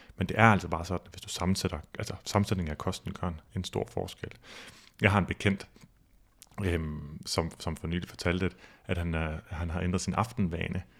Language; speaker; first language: Danish; native; Danish